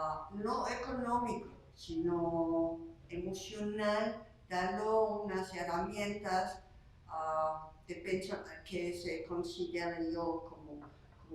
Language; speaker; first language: Spanish; non-native, fluent; Slovak